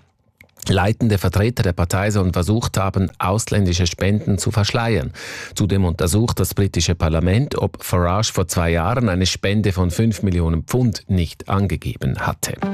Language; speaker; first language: German; native; German